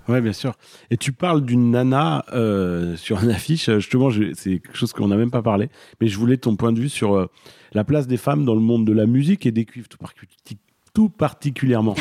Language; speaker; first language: French; native; French